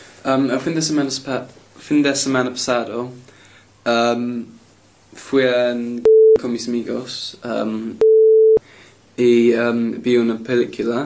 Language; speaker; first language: Spanish; non-native, learner; English